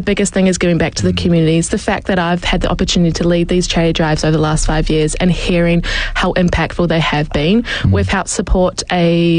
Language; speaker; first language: English; native; English